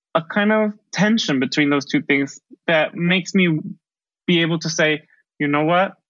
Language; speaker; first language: English; early bilingual, other home language; Spanish